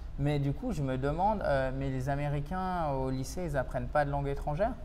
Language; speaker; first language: French; native; French